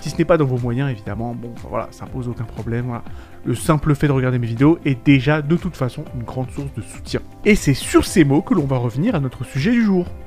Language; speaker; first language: French; native; French